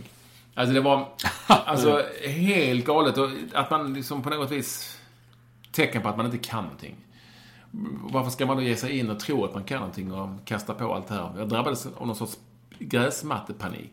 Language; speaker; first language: Swedish; native; Swedish